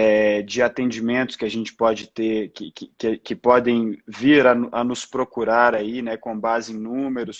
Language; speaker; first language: Portuguese; native; Portuguese